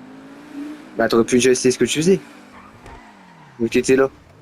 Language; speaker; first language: French; native; French